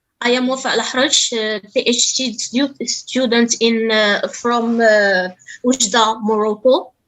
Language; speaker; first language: English; non-native, learner; Arabic